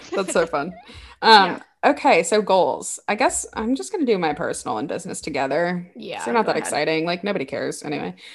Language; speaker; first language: English; native; English